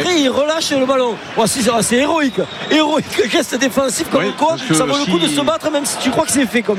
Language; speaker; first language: French; native; French